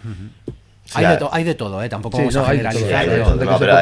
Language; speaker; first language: Spanish; native; Spanish